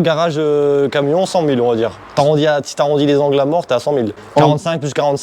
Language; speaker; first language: French; native; French